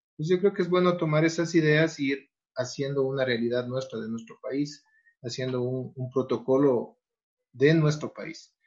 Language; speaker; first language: Spanish; native; Spanish